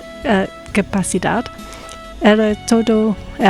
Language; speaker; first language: Portuguese; non-native, fluent; English